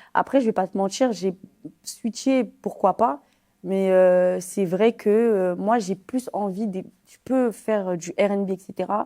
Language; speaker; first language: French; non-native, local second language; Haitian Creole